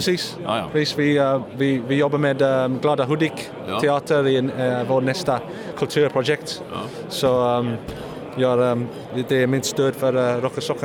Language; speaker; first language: Swedish; non-native, learner; English